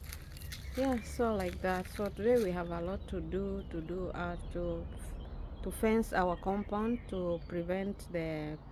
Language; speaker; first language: English; non-native, learner; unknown